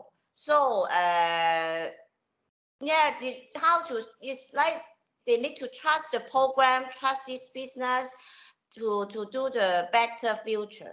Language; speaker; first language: English; non-native, local second language; Cantonese